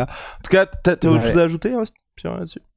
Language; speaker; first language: French; native; French